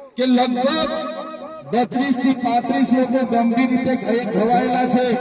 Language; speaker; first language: Gujarati; non-native, local second language; Bhili